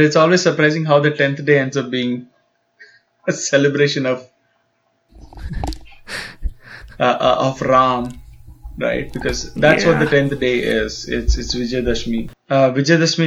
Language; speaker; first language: English; non-native, local second language; Tamil